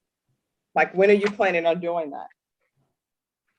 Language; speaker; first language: English; native; English